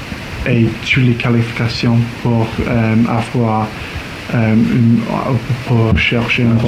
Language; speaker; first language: French; non-native, learner; English